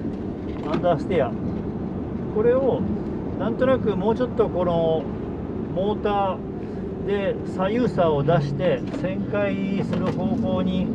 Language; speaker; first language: Japanese; native; Japanese